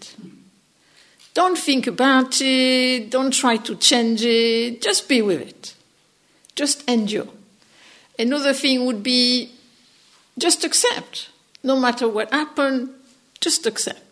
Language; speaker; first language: English; non-native, fluent; French